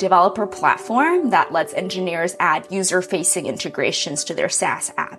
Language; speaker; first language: English; early bilingual, other home language; Chinese